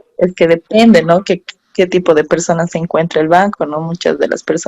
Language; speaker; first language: Spanish; native; Spanish